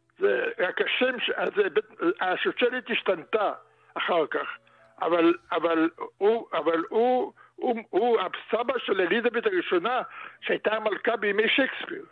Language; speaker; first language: Hebrew; early bilingual, other home language; Russian